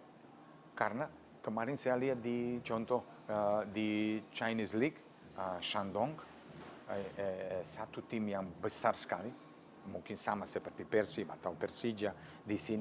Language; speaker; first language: Indonesian; non-native, fluent; Serbian